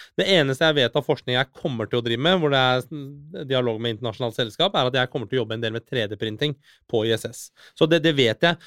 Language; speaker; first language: Norwegian; early bilingual, other home language; Persian